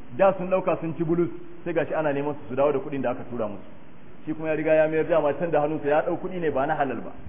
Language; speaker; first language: Hausa; native; Hausa